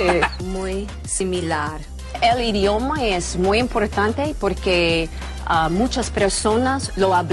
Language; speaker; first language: Spanish; non-native, learner; English